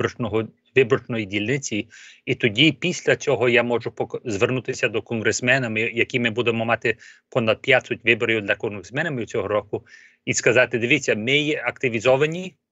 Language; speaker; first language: Ukrainian; early bilingual, heritage; Ukrainian